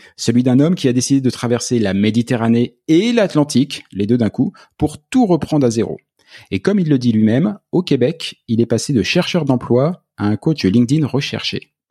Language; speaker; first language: French; native; French